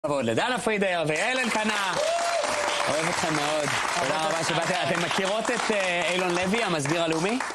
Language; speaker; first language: Hebrew; native; Hebrew